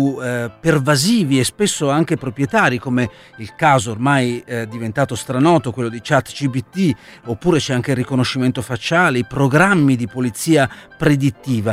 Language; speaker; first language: Italian; native; Italian